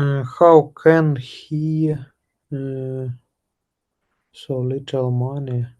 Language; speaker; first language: English; non-native, learner; Russian